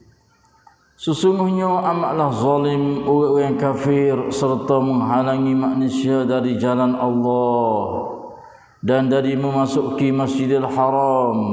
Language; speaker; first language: Malay; native; Malay